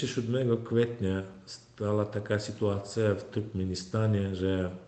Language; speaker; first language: Polish; non-native, fluent; Turkmen